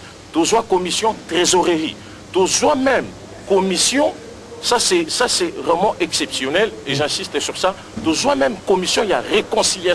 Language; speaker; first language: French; non-native, local second language; Lingala